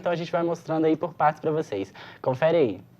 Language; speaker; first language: Portuguese; native; Portuguese